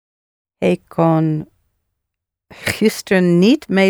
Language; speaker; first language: Dutch; non-native, learner; English